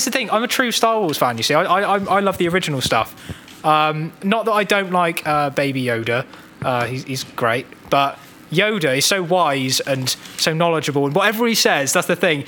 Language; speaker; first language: English; native; English